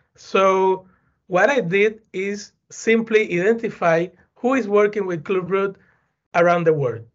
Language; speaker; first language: English; non-native, fluent; Spanish